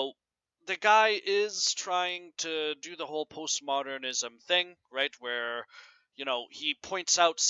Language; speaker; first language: English; native; English